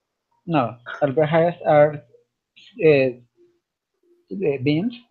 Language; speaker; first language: English; non-native, learner; Spanish